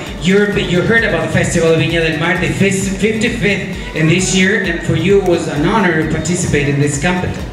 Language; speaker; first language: English; non-native, fluent; Spanish